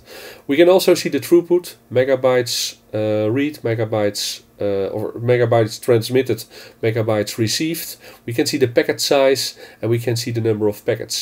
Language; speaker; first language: English; non-native, fluent; Dutch